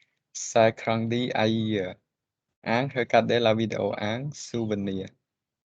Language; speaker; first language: French; non-native, learner; Khmer